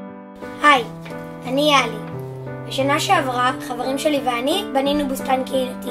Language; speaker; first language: Hebrew; native; Hebrew